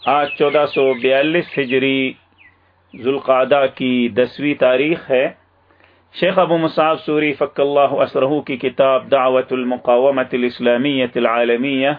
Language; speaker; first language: Urdu; native; Urdu